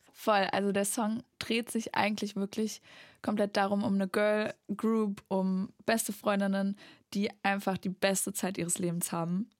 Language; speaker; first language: German; native; German